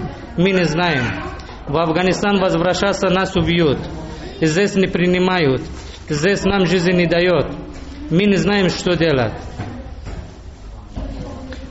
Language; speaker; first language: Russian; early bilingual, other home language; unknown